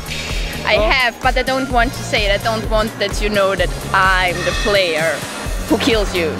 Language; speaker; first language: English; non-native, fluent; German